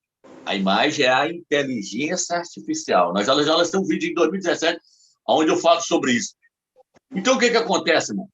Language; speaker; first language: Portuguese; native; Portuguese